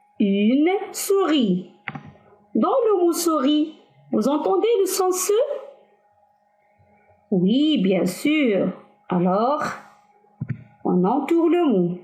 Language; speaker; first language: French; non-native, local second language; Arabic